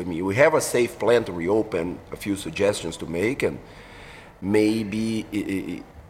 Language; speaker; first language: English; non-native, fluent; Portuguese